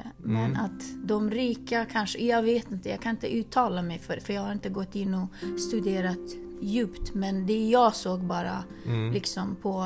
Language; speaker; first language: Swedish; non-native, fluent; Kurdish